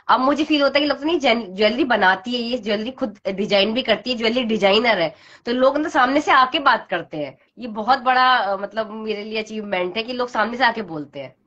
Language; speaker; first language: Hindi; native; Hindi